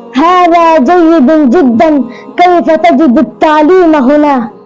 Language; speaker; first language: Arabic; non-native, learner; Urdu